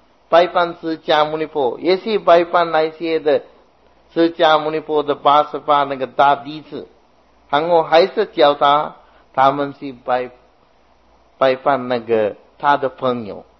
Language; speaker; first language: Chinese; non-native, fluent; Sinhala